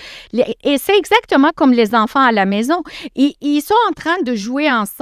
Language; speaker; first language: French; non-native, fluent; Persian